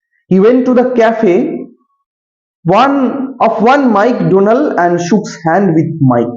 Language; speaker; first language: English; non-native, local second language; Bangla